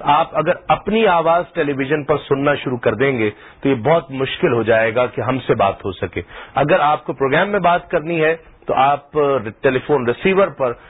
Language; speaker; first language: Urdu; native; Urdu